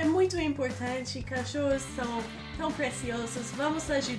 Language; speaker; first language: Portuguese; non-native, fluent; English